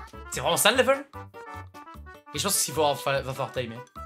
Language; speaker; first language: French; native; French